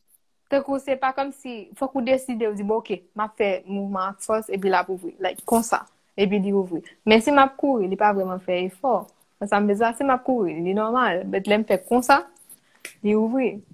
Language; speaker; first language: French; non-native, local second language; Haitian Creole